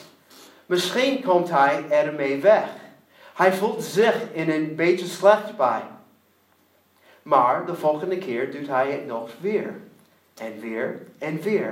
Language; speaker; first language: Dutch; non-native, learner; English